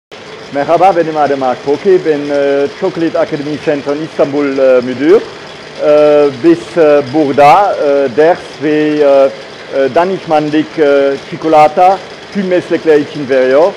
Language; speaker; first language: Turkish; non-native, learner; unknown